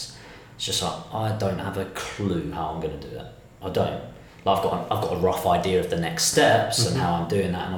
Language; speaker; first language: English; native; English